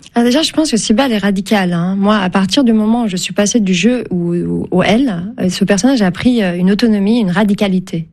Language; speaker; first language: French; early bilingual, other home language; Turkish